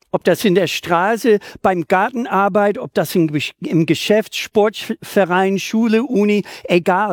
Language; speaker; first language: German; native; German